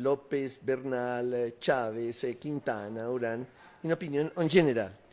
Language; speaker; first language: French; non-native, learner; Spanish